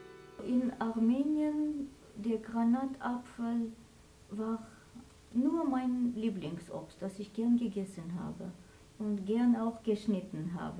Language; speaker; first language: German; non-native, fluent; Armenian